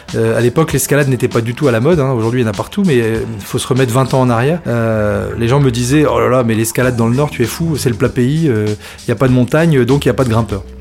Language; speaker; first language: French; native; French